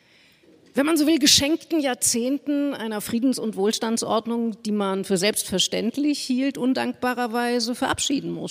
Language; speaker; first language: German; native; German